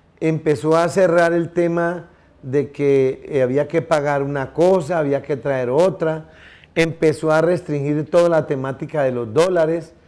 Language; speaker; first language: Spanish; native; Spanish